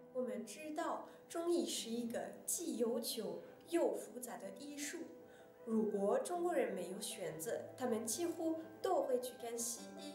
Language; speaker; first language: Chinese; non-native, learner; French